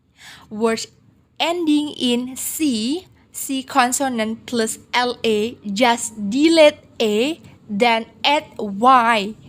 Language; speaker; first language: English; non-native, learner; Indonesian